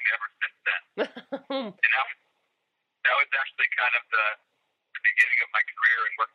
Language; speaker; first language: English; native; English